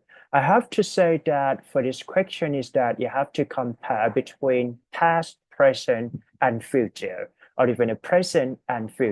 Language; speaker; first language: English; non-native, fluent; Thai